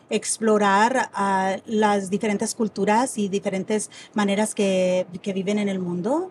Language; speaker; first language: Spanish; early bilingual, heritage; Spanish